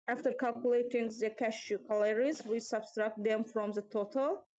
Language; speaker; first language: English; non-native, fluent; Azerbaijani